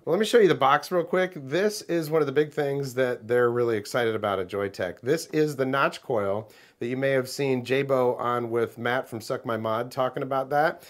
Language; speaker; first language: English; native; English